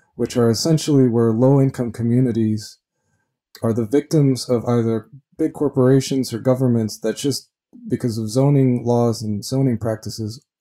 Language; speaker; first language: English; early bilingual, other home language; Spanish